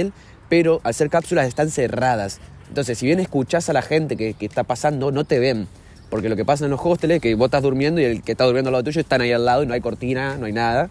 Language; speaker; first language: Spanish; native; Spanish